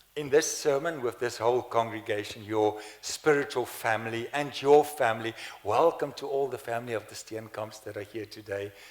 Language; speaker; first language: English; non-native, local second language; Afrikaans